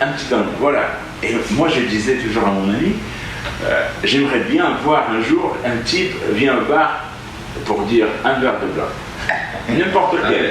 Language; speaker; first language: French; non-native, fluent; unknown